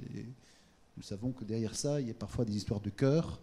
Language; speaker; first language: French; native; French